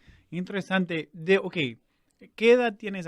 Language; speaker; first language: Spanish; non-native, fluent; English